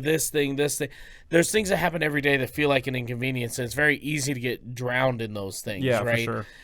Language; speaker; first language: English; native; English